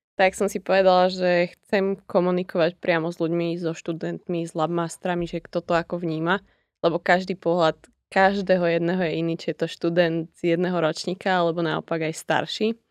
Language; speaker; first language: Slovak; native; Slovak